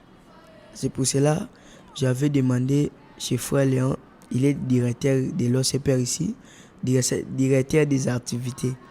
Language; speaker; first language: French; non-native, local second language; Lingala